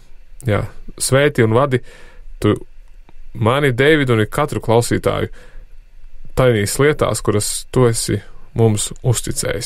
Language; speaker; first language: Latvian; native; Latvian